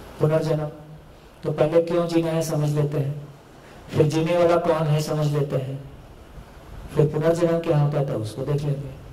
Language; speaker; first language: Hindi; native; Hindi